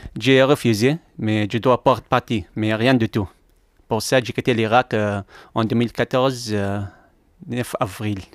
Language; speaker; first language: French; non-native, learner; Arabic